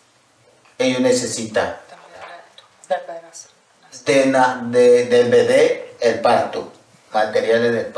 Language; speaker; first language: Spanish; non-native, local second language; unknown